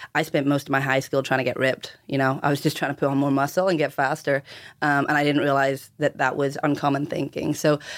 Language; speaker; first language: English; native; English